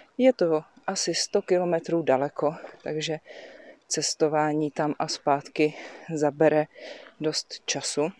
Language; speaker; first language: Czech; native; Czech